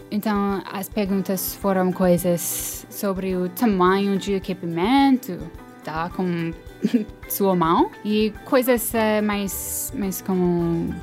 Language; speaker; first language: Portuguese; non-native, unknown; English